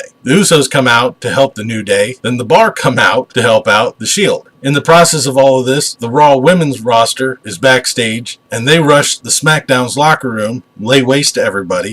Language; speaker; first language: English; native; English